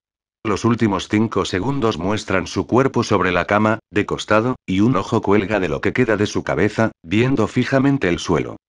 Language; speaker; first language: Spanish; native; Spanish